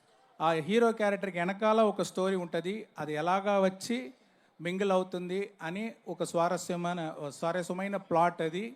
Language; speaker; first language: Telugu; non-native, learner; Tamil